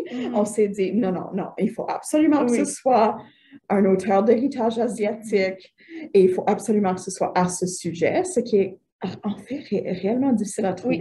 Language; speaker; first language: French; native; French